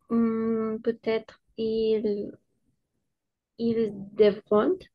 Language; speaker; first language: French; non-native, learner; Spanish